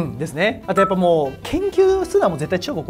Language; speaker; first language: Japanese; native; Japanese